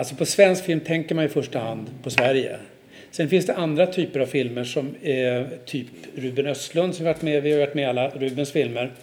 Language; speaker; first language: Swedish; native; Swedish